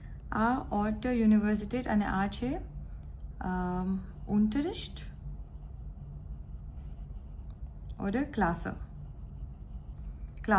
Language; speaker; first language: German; non-native, fluent; Gujarati